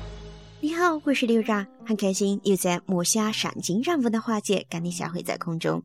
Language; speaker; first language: Chinese; native; Chinese